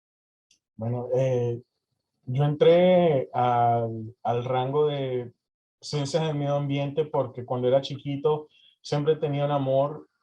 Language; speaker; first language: Spanish; early bilingual, heritage; Spanish